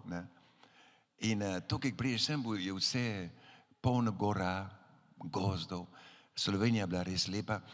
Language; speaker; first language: Slovenian; early bilingual, heritage; Slovenian